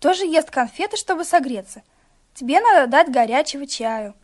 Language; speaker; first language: Russian; native; Russian